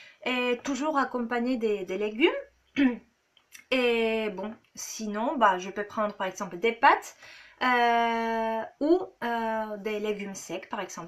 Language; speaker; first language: French; non-native, fluent; Spanish